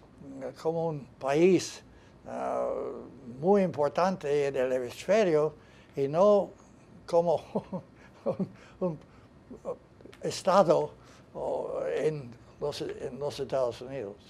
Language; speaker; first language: Spanish; non-native, fluent; English